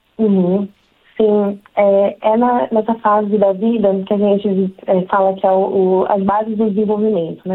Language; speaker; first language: Portuguese; native; Portuguese